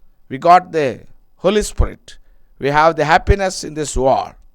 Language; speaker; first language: English; non-native, local second language; Telugu